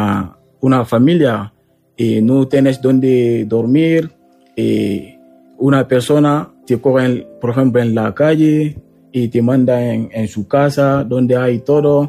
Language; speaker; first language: Spanish; non-native, learner; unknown